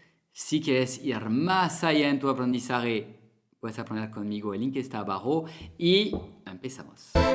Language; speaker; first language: Spanish; non-native, fluent; French